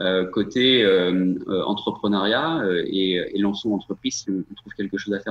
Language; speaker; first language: French; native; French